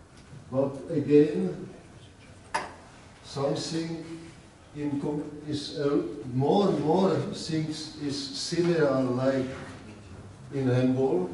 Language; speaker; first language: English; non-native, learner; Czech